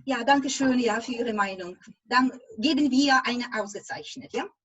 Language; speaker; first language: German; non-native, fluent; Russian